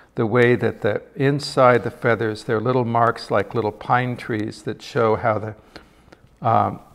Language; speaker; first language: English; native; English